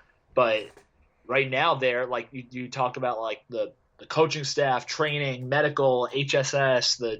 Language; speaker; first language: English; native; English